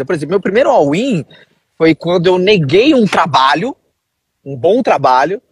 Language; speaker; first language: Portuguese; native; Portuguese